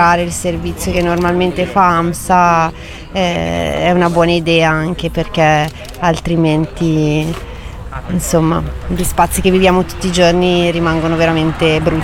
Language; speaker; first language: Italian; native; Italian